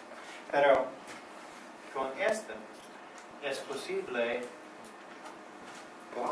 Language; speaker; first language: Spanish; non-native, learner; English